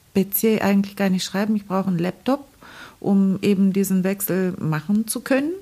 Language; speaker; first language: German; non-native, fluent; Bulgarian